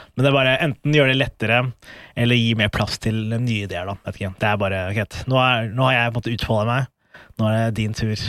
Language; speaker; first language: Norwegian; early bilingual, other home language; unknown